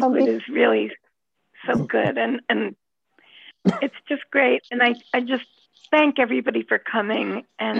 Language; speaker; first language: English; native; English